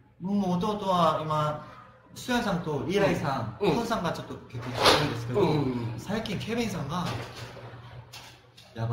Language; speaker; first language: Japanese; non-native, fluent; Korean